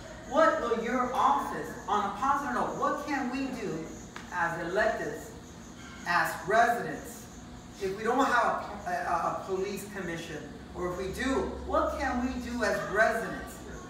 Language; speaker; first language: English; early bilingual, other home language; Spanish